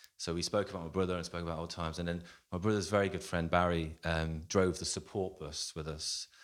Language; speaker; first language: English; native; English